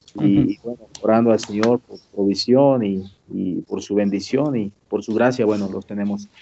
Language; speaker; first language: Spanish; native; Spanish